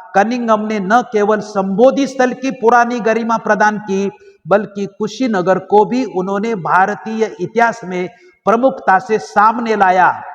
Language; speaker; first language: Hindi; non-native, local second language; Marathi